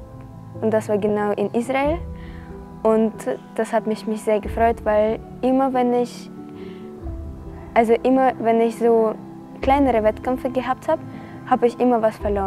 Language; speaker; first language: German; non-native, fluent; Russian